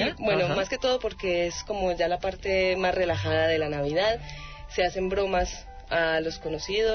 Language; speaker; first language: Spanish; native; Spanish